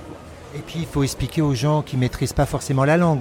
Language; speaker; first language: French; native; French